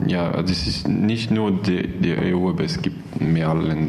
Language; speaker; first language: German; non-native, learner; French